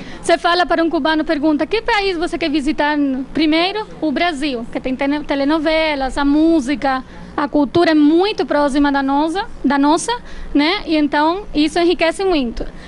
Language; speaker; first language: Portuguese; non-native, fluent; Spanish